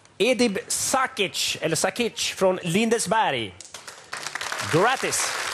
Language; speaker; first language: Swedish; native; Swedish